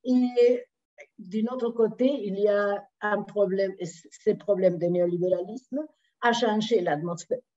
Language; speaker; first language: French; non-native, fluent; Spanish